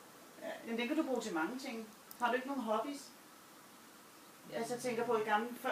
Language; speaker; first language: Danish; native; Danish